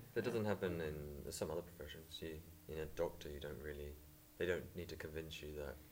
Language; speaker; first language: English; native; English